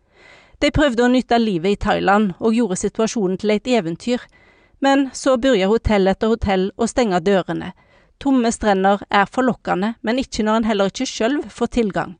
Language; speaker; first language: Norwegian; native; Norwegian